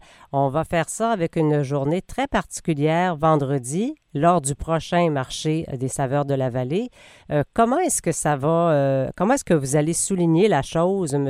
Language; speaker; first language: French; native; French